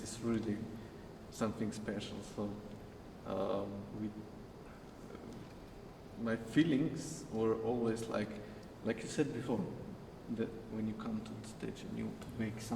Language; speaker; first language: English; non-native, fluent; Slovenian